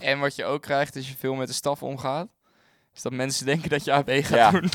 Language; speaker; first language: Dutch; native; Dutch